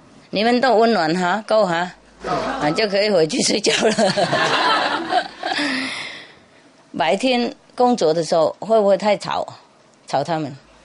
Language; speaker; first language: Chinese; non-native, fluent; Vietnamese